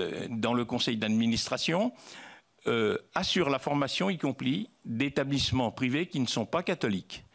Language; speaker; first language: French; native; French